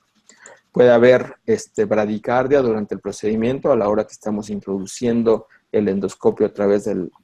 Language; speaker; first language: Spanish; native; Spanish